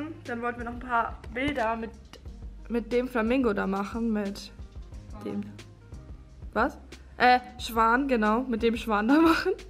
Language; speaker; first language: German; native; German